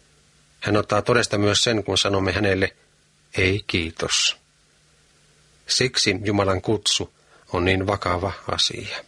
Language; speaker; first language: Finnish; native; Finnish